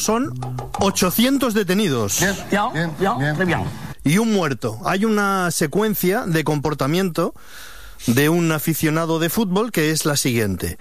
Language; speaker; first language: Spanish; native; Spanish